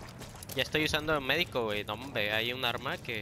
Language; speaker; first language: Spanish; native; Spanish